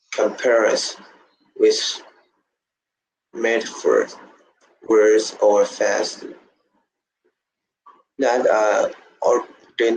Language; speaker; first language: English; non-native, learner; Chinese